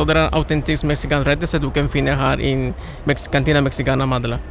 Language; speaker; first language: Norwegian; non-native, learner; Spanish